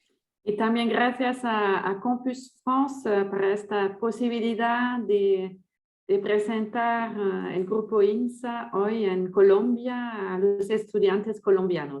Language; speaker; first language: Spanish; non-native, fluent; French